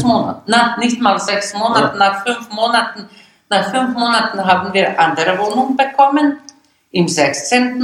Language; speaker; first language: German; non-native, learner; Bosnian